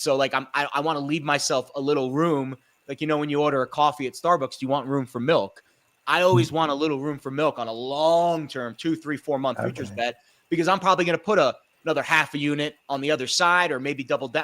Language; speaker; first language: English; native; English